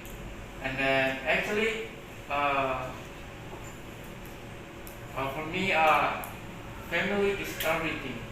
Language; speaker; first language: English; non-native, learner; Indonesian